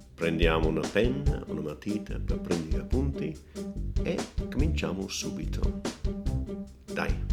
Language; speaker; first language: Italian; non-native, learner; English